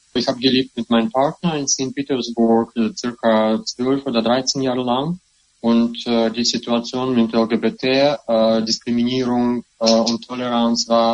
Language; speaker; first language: German; non-native, learner; Russian